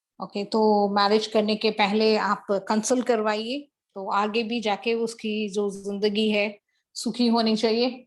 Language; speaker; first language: Hindi; non-native, local second language; Tamil